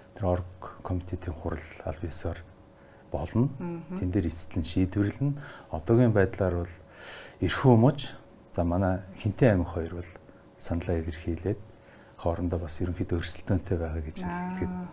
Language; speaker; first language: Mongolian; non-native, local second language; Buriat